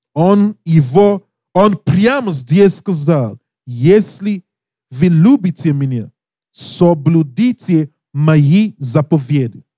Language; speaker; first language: Russian; non-native, learner; English